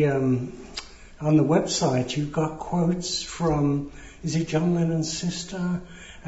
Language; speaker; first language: English; native; English